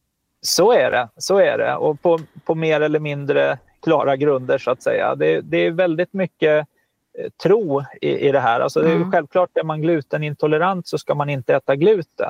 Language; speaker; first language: Swedish; native; Swedish